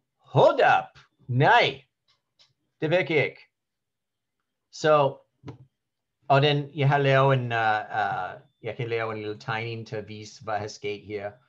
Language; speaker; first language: Danish; non-native, learner; English